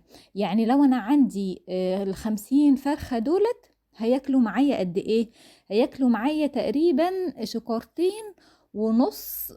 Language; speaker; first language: Arabic; native; Arabic